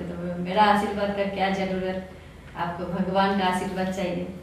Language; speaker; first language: Hindi; non-native, local second language; Bangla